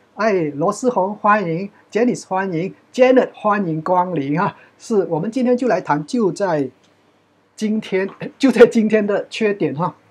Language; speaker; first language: Chinese; native; Chinese